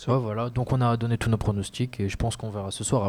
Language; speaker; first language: French; native; French